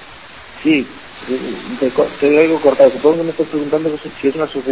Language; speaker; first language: Spanish; native; Spanish